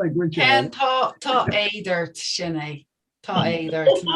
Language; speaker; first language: Irish; non-native, local second language; English